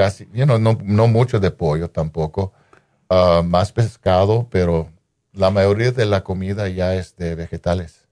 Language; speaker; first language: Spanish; non-native, fluent; English